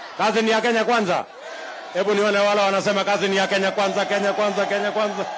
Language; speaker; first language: Swahili; non-native, local second language; Kalenjin